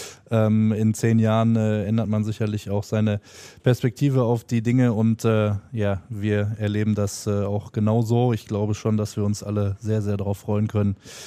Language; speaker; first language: German; native; German